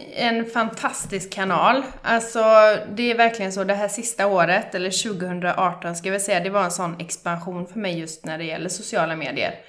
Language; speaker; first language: Swedish; native; Swedish